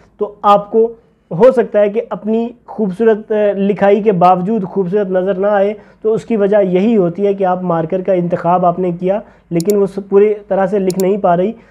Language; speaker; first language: Urdu; non-native, local second language; Punjabi